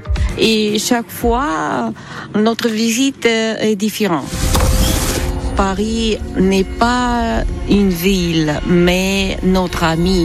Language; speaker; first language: French; non-native, learner; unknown